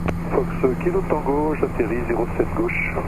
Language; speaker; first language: French; native; French